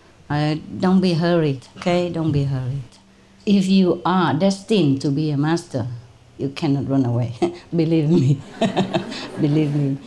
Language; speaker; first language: English; non-native, fluent; Vietnamese